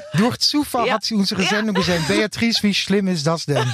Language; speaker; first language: German; non-native, learner; Dutch